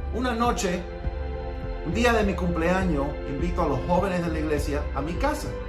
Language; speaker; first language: Spanish; early bilingual, heritage; Spanish